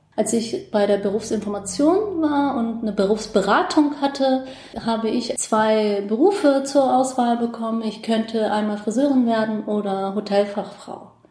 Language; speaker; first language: German; early bilingual, other home language; Kurdish